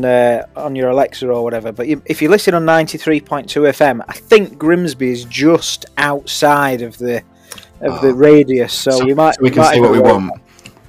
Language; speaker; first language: English; native; English